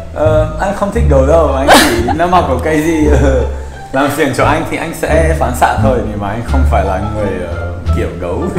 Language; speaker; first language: Vietnamese; non-native, fluent; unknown